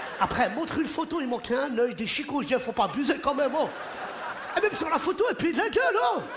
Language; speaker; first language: French; early bilingual, other home language; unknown